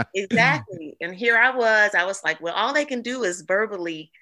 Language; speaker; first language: English; native; English